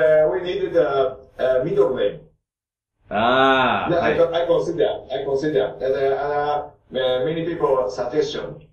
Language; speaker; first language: English; non-native, learner; Japanese